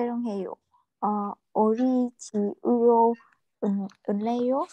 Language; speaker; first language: Korean; non-native, learner; Vietnamese